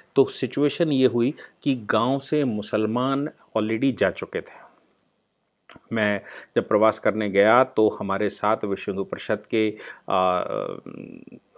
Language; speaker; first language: Hindi; native; Hindi